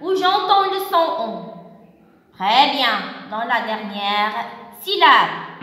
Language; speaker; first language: French; non-native, local second language; Arabic